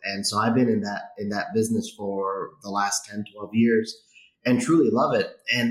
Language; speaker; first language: English; native; English